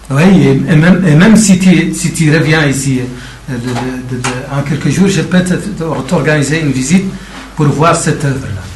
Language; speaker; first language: French; non-native, local second language; Arabic